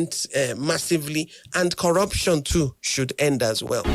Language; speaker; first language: English; non-native, local second language; Yoruba